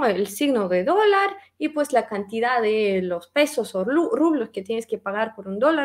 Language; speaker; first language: Spanish; non-native, fluent; Russian